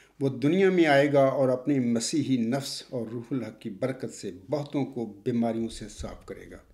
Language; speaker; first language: Urdu; native; Urdu